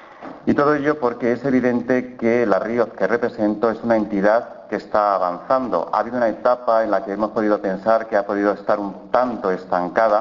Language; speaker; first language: Spanish; native; Spanish